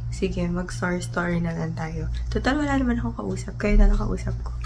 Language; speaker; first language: Filipino; native; Filipino